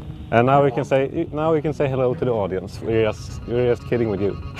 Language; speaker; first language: English; non-native, fluent; Swedish